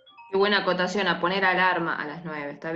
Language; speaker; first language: Spanish; native; Spanish